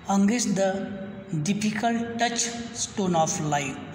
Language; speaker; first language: English; non-native, local second language; Marathi